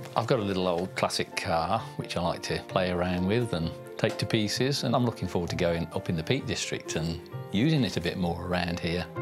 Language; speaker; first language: English; native; English